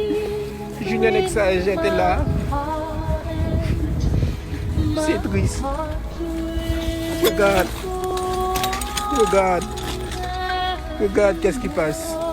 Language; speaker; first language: French; non-native, local second language; Haitian Creole